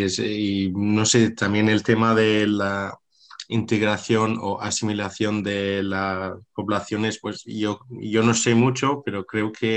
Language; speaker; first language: Spanish; non-native, fluent; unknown